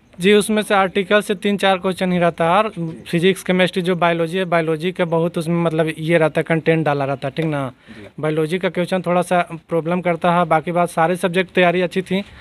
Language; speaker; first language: Hindi; native; Hindi